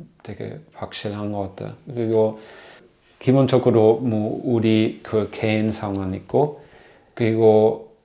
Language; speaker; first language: Korean; non-native, fluent; German